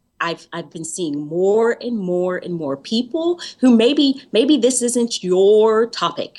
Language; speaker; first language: English; native; English